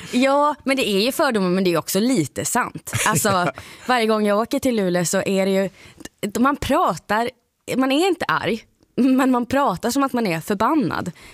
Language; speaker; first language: Swedish; native; Swedish